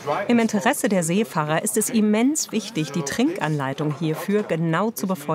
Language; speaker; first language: German; native; German